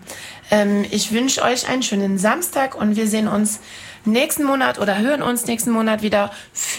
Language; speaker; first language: German; non-native, fluent; French